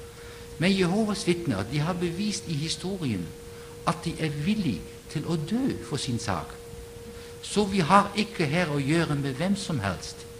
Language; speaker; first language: Norwegian; non-native, fluent; Dutch